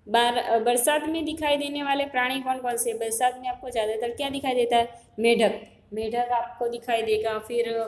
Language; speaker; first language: Hindi; non-native, local second language; Gujarati